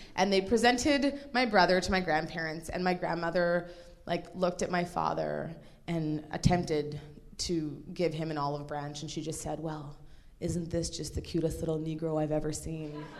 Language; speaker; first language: English; native; English